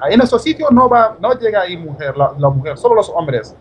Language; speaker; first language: Spanish; non-native, learner; Wolof